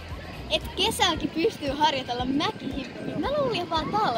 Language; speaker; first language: Finnish; native; Finnish